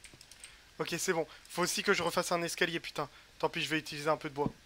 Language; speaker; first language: French; native; French